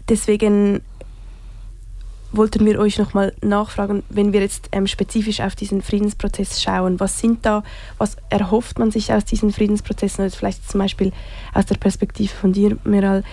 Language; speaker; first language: German; native; German